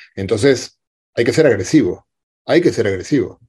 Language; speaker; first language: Spanish; native; Spanish